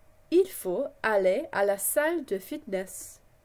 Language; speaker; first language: French; non-native, fluent; English